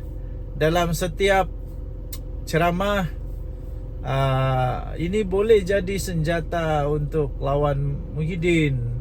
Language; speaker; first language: Malay; native; Malay